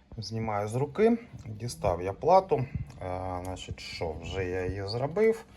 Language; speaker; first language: Ukrainian; non-native, local second language; Russian